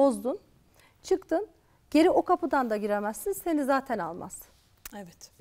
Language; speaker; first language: Turkish; native; Turkish